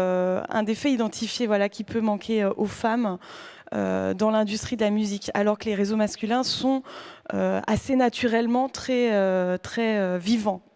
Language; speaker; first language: French; native; French